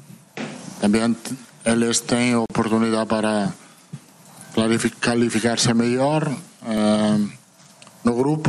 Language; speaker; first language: Portuguese; non-native, fluent; Italian